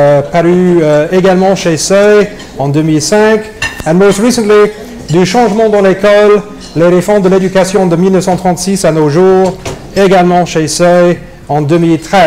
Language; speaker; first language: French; non-native, fluent; English